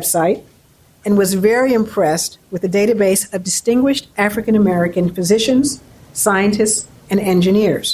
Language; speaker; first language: English; native; English